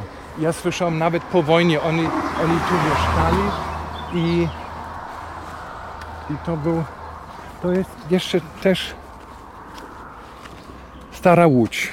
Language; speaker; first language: Polish; non-native, fluent; German